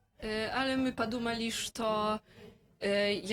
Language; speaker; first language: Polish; non-native, learner; Belarusian